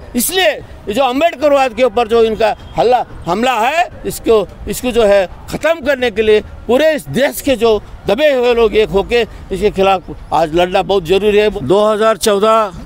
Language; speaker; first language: Hindi; non-native, local second language; Kannada